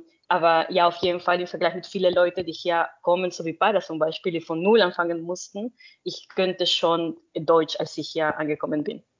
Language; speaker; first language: German; non-native, fluent; Spanish